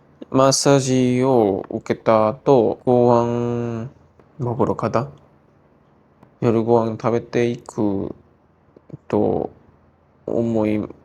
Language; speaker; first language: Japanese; non-native, learner; Korean